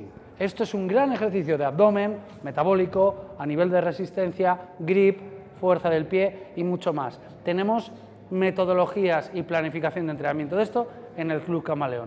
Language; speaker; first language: Spanish; native; Spanish